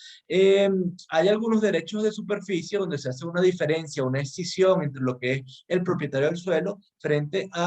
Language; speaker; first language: Spanish; native; Spanish